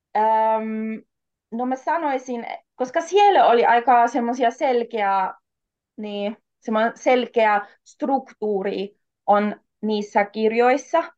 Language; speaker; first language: Finnish; non-native, fluent; German